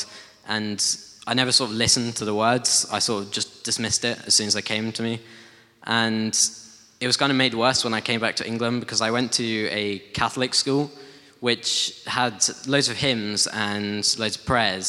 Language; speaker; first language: English; native; English